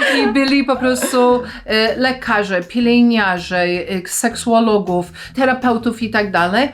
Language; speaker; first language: Polish; early bilingual, heritage; Polish